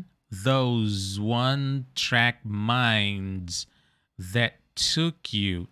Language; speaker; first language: English; non-native, fluent; Portuguese